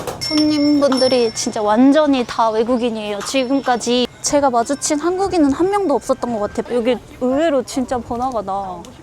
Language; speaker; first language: Korean; native; Korean